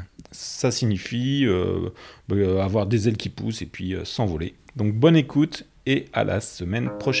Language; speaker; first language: French; native; French